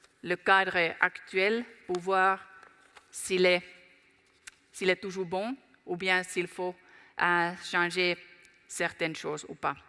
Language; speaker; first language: French; non-native, fluent; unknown